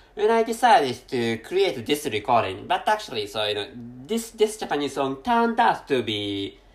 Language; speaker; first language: English; non-native, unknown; Japanese